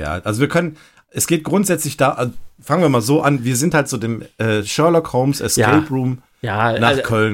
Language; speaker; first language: German; native; German